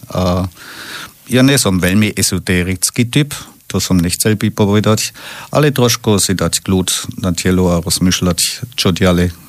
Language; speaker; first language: Slovak; non-native, learner; German